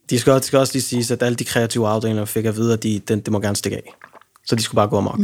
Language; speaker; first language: Danish; early bilingual, other home language; Arabic